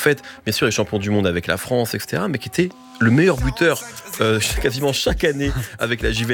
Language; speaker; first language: French; native; French